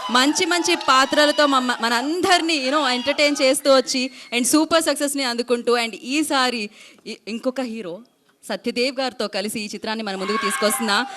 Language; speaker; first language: Telugu; native; Telugu